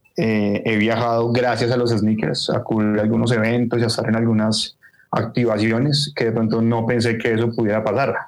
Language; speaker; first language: Spanish; native; Spanish